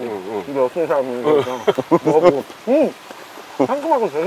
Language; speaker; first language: Korean; native; Korean